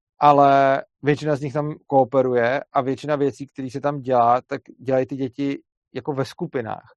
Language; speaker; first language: Czech; native; Czech